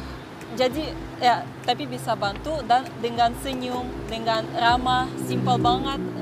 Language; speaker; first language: Indonesian; non-native, fluent; Russian